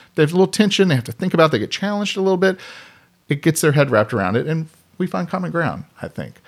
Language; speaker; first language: English; native; English